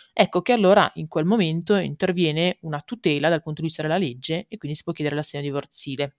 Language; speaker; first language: Italian; native; Italian